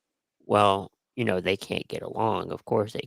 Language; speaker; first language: English; native; English